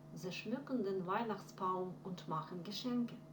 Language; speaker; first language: German; non-native, fluent; Ukrainian